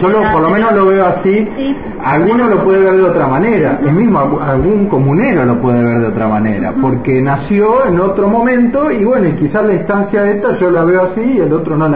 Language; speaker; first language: Spanish; native; Spanish